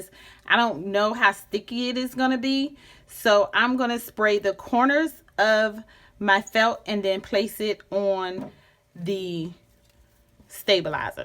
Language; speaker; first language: English; native; English